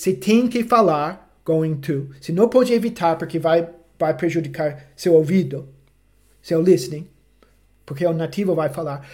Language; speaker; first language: Portuguese; non-native, fluent; English